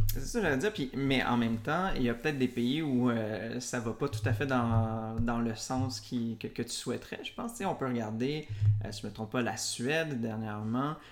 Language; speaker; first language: French; native; French